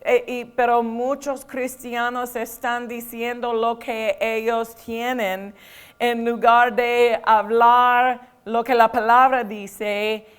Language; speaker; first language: Spanish; non-native, fluent; English